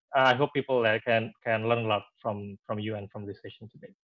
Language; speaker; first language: English; non-native, fluent; Indonesian